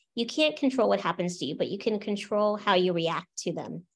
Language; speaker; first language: English; native; English